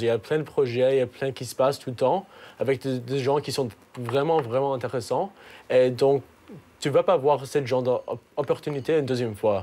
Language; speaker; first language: French; non-native, learner; English